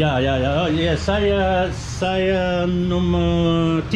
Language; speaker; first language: Indonesian; non-native, learner; English